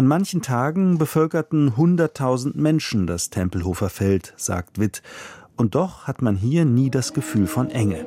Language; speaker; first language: German; native; German